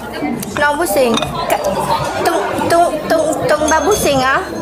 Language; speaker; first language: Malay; non-native, learner; Vietnamese